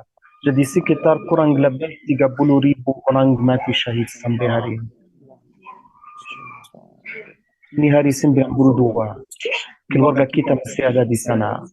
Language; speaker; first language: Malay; non-native, learner; Arabic